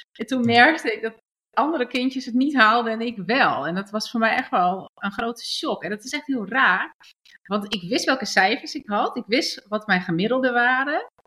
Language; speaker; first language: Dutch; early bilingual, other home language; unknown